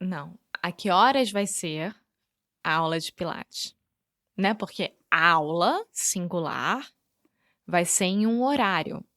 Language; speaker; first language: Portuguese; native; Portuguese